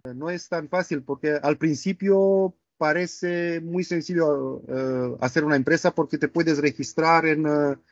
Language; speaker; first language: Spanish; non-native, fluent; Romanian